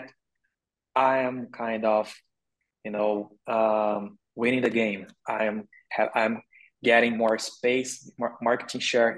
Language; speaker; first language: English; non-native, learner; Portuguese